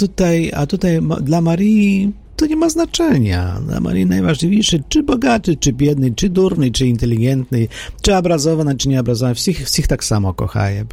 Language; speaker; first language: Polish; non-native, learner; Ukrainian